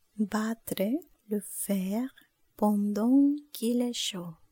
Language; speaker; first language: French; non-native, learner; Spanish